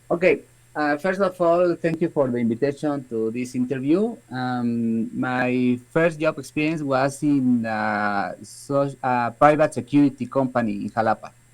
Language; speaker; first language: English; non-native, learner; Spanish